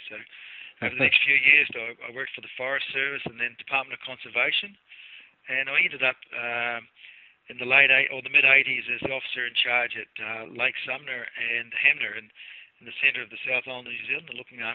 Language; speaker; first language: English; native; English